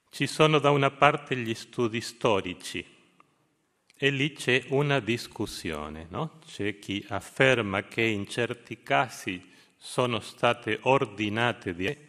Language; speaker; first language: Italian; non-native, fluent; Spanish